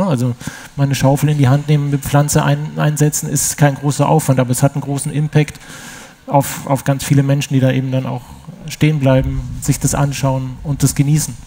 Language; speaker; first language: German; native; German